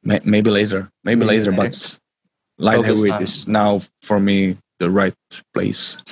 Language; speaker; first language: English; non-native, learner; Czech